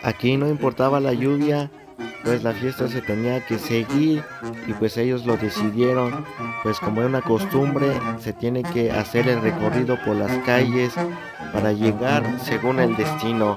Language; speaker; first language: Spanish; native; Spanish